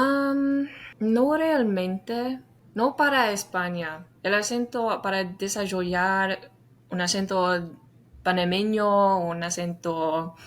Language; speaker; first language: Spanish; non-native, fluent; English